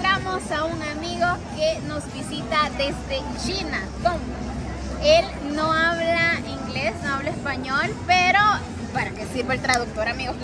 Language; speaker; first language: Spanish; native; Spanish